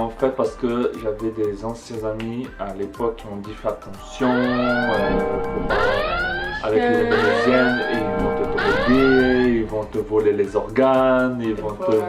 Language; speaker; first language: French; native; French